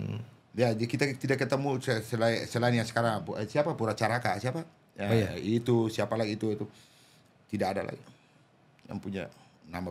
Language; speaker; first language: Indonesian; non-native, local second language; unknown